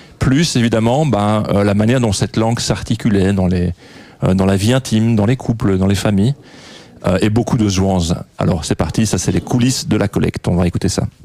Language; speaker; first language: French; native; French